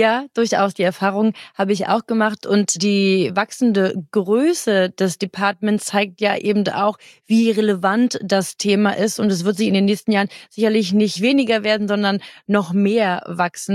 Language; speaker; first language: German; native; German